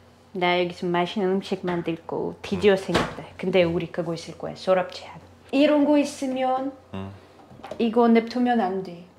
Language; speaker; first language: Korean; non-native, learner; Russian